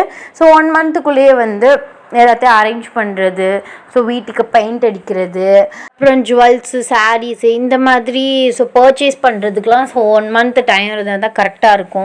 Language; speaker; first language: Tamil; native; Tamil